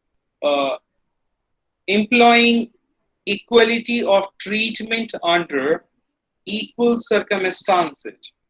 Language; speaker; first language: English; non-native, local second language; Hindi